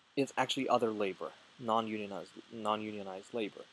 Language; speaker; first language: English; non-native, fluent; Russian